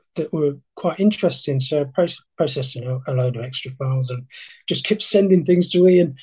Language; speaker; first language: English; native; English